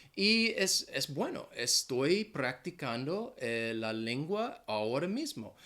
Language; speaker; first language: Spanish; non-native, fluent; English